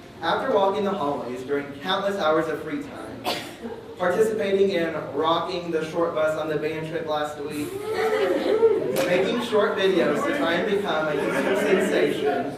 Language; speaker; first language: English; native; English